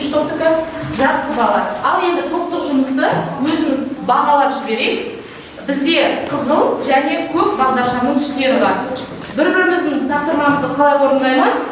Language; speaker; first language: Kazakh; native; Kazakh